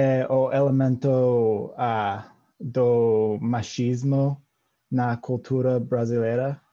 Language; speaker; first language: Portuguese; non-native, learner; English